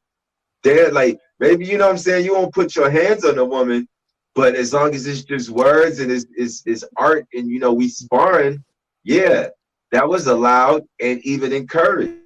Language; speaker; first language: English; native; English